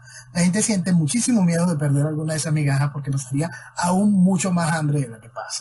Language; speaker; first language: Spanish; native; Spanish